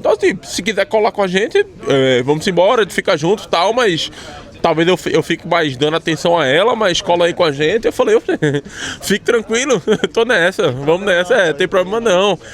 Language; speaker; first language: Portuguese; native; Portuguese